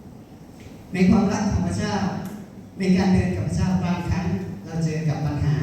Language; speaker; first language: Thai; non-native, local second language; Iu Mien